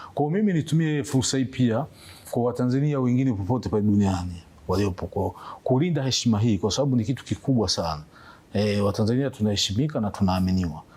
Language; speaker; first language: Swahili; native; Swahili